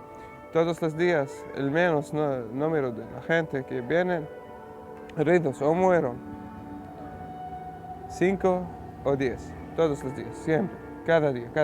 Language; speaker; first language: Spanish; non-native, learner; Arabic